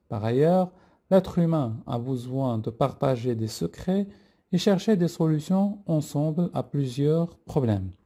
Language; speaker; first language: French; non-native, local second language; Arabic